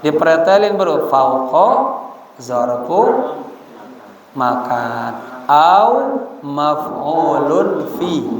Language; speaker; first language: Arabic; non-native, fluent; Indonesian